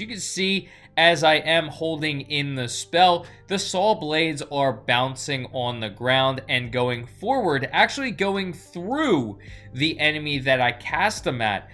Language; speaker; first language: English; native; English